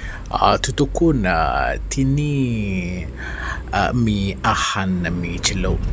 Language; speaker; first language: Thai; non-native, local second language; Malay